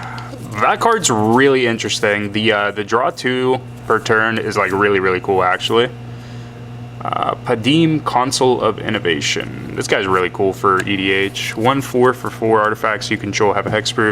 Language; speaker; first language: English; native; English